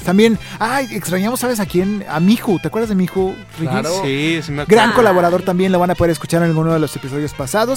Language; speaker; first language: Spanish; native; Spanish